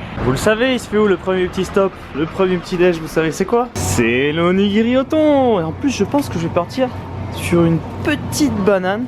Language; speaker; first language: French; native; French